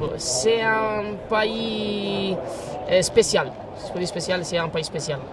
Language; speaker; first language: French; non-native, fluent; Italian